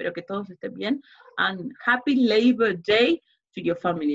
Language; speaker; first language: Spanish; native; Spanish